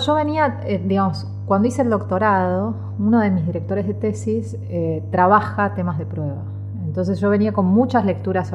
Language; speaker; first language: Spanish; native; Spanish